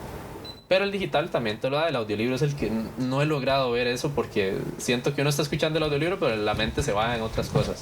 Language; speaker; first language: Spanish; native; Spanish